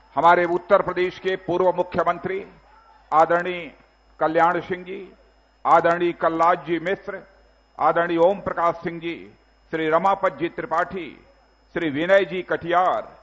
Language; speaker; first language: Hindi; native; Hindi